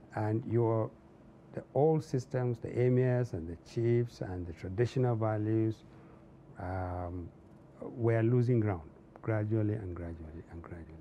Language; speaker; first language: English; non-native, local second language; Hausa